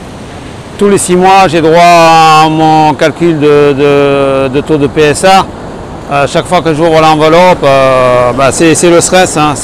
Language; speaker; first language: French; native; French